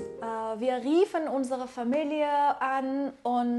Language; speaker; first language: German; non-native, fluent; Persian